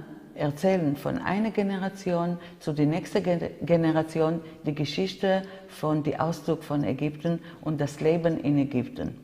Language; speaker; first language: German; non-native, fluent; Hebrew